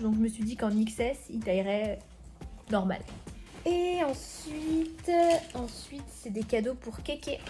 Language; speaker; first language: French; native; French